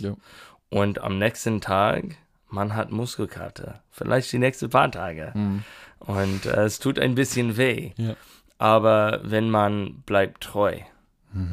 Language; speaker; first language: German; non-native, learner; English